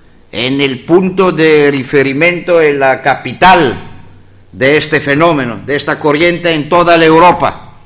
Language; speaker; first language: Spanish; non-native, learner; Greek